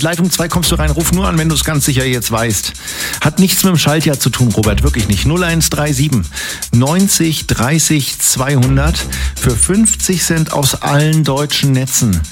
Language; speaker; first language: German; native; German